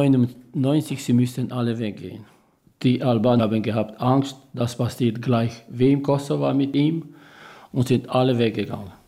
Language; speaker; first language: German; non-native, learner; Albanian